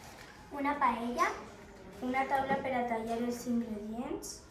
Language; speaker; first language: Catalan; non-native, local second language; Spanish